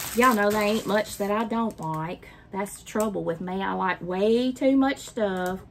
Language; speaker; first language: English; native; English